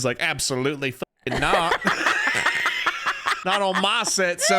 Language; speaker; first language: English; native; English